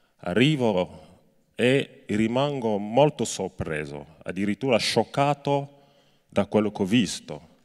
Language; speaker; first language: Italian; non-native, fluent; French